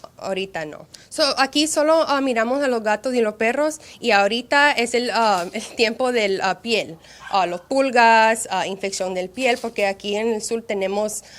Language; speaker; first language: Spanish; early bilingual, heritage; Spanish